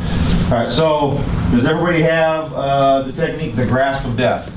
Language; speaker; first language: English; native; English